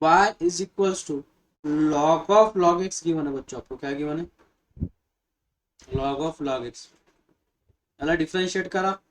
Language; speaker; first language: Hindi; non-native, local second language; Marathi